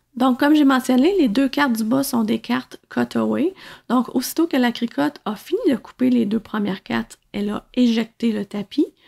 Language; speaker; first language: French; native; French